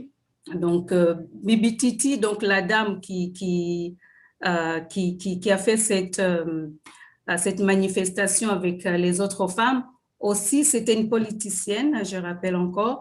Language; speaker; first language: French; non-native, fluent; Swahili